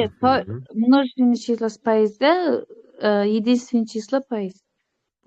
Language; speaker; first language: Russian; non-native, learner; Uzbek